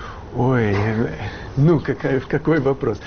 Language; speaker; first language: Russian; non-native, fluent; English